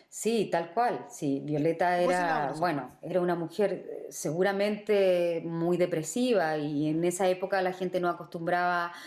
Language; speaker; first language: Spanish; native; Spanish